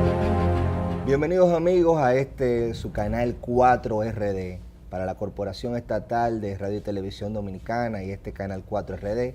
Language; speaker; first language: Spanish; native; Spanish